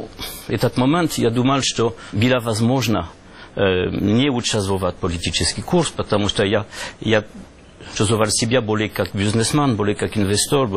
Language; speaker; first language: Russian; non-native, learner; French